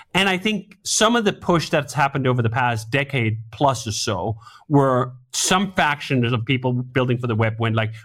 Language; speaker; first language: English; non-native, fluent; Danish